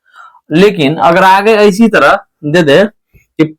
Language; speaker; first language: Hindi; native; Hindi